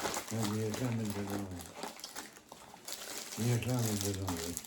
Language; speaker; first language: French; native; French